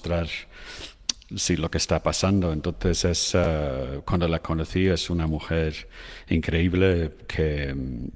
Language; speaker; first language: Spanish; non-native, fluent; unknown